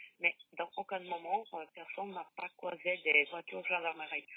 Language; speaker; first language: French; non-native, learner; Polish